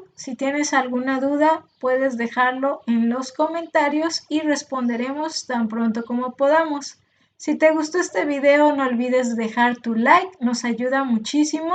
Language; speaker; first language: Spanish; native; Spanish